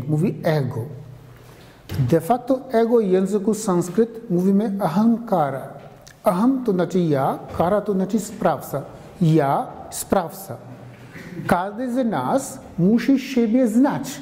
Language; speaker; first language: Polish; non-native, fluent; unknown